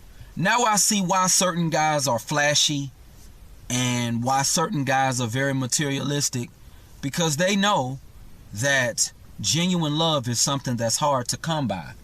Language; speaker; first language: English; native; English